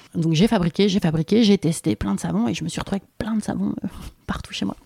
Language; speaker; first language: French; native; French